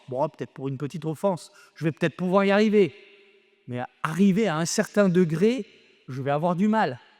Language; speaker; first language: French; native; French